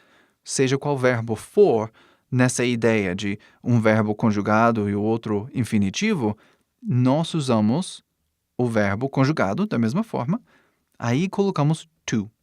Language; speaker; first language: Portuguese; non-native, fluent; English